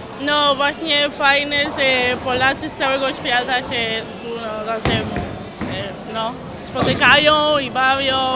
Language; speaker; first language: Polish; early bilingual, heritage; Spanish